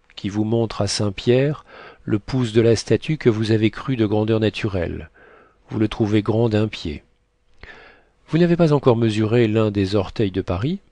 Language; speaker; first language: French; native; French